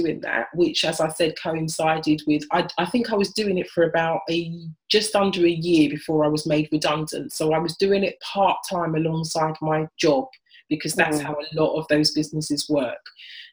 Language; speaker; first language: English; native; English